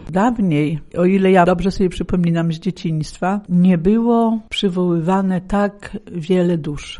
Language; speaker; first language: Polish; native; Polish